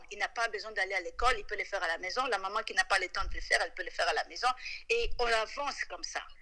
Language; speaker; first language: French; non-native, local second language; Lingala